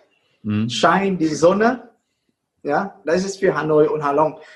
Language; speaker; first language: German; non-native, fluent; Vietnamese